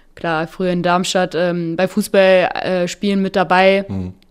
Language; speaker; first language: German; native; German